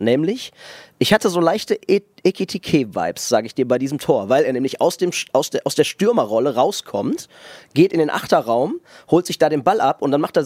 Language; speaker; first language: German; native; German